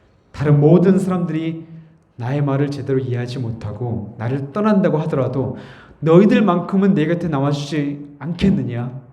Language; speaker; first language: Korean; native; Korean